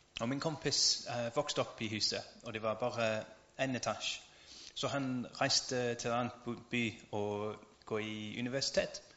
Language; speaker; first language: Norwegian; non-native, learner; English